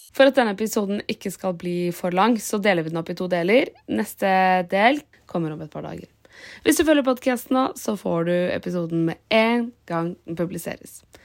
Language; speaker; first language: Norwegian; native; Norwegian